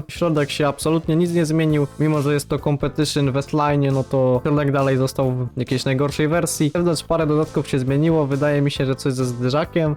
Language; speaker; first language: Polish; native; Polish